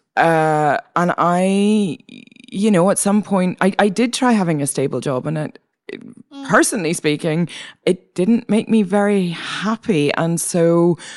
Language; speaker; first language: English; native; English